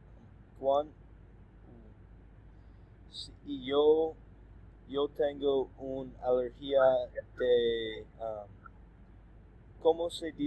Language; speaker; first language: Spanish; non-native, learner; English